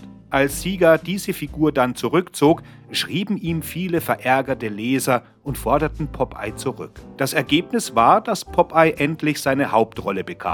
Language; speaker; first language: German; native; German